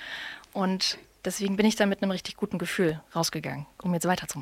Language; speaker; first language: German; native; German